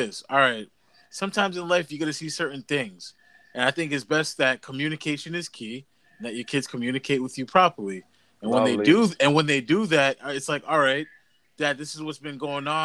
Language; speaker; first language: English; native; English